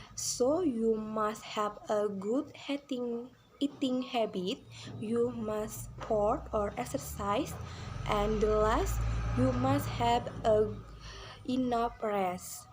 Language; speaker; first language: English; non-native, learner; Indonesian